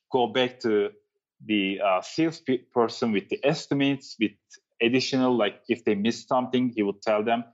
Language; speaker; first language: English; non-native, fluent; Turkish